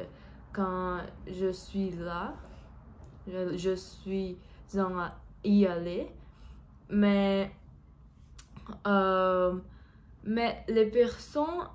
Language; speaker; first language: French; non-native, learner; Portuguese